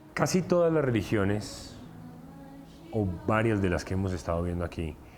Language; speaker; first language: Spanish; native; Spanish